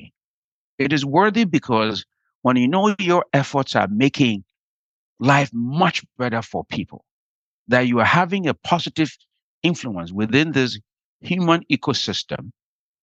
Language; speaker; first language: English; non-native, local second language; Akan